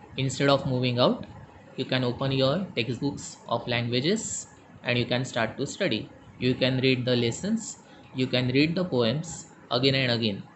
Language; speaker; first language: English; non-native, local second language; Marathi